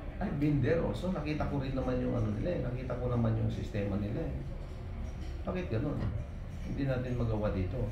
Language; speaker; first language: Filipino; non-native, local second language; Iloko